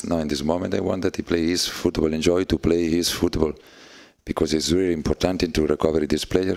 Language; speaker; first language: English; non-native, learner; Italian